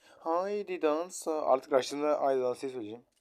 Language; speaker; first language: Turkish; native; Turkish